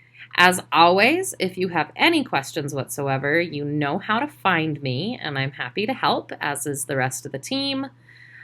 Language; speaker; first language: English; native; English